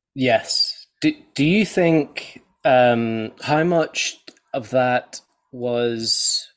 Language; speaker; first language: English; native; English